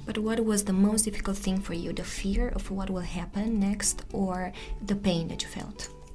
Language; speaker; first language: English; non-native, fluent; Romanian